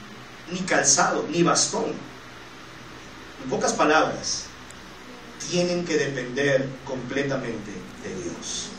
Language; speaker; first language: Spanish; native; Spanish